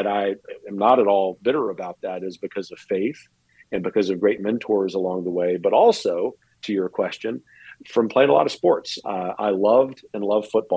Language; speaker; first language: English; native; English